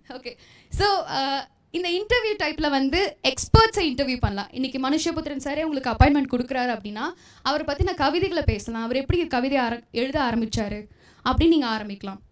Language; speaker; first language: Tamil; non-native, local second language; Telugu